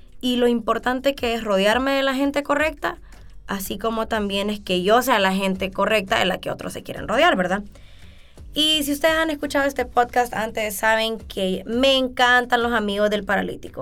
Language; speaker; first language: Spanish; native; Spanish